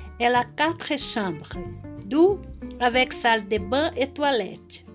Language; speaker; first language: French; non-native, learner; Portuguese